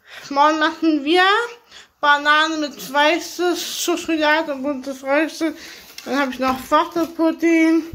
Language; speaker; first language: German; early bilingual, other home language; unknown